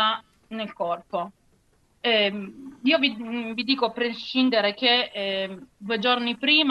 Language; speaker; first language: Italian; native; Italian